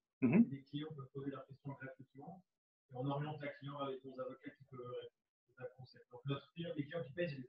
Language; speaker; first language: French; native; French